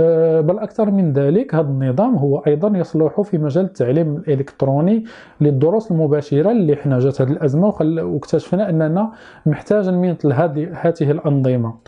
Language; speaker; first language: Arabic; native; Arabic